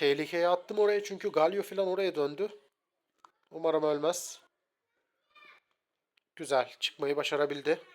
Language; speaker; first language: Turkish; native; Turkish